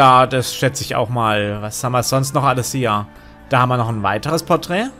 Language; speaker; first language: German; native; German